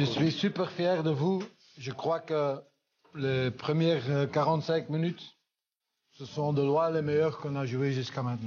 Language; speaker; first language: French; non-native, local second language; Dutch